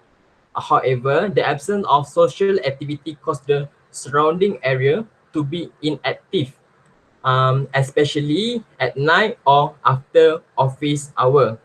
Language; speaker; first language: English; non-native, local second language; Malay